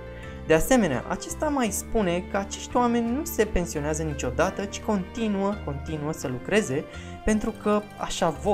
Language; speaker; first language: Romanian; native; Romanian